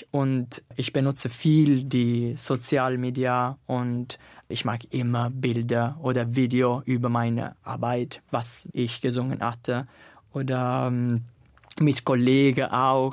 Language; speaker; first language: German; non-native, learner; Italian